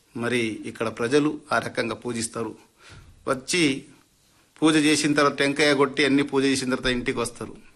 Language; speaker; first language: Telugu; non-native, local second language; Lambadi